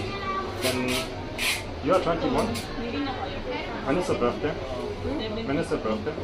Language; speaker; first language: English; non-native, learner; German